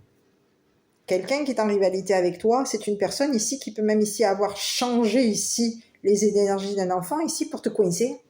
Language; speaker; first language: French; native; French